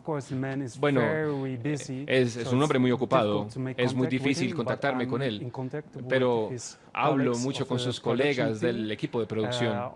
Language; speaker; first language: Spanish; non-native, fluent; Dutch